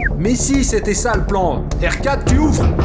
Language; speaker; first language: French; native; French